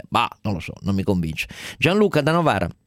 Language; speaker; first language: Italian; native; Italian